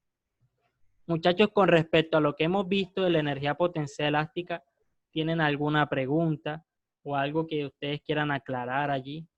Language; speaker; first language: Spanish; native; Spanish